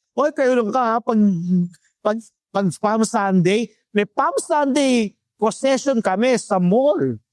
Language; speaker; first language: Filipino; native; Filipino